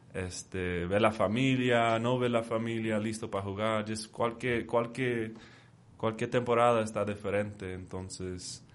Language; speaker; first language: Spanish; early bilingual, heritage; Spanish